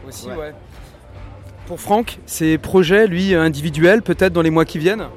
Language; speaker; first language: French; native; French